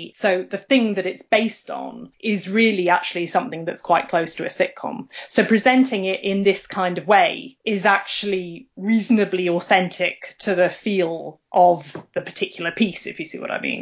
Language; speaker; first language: English; native; English